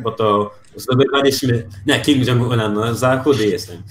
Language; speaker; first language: Polish; early bilingual, other home language; Japanese